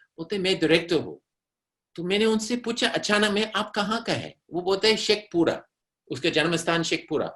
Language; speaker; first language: Hindi; non-native, fluent; English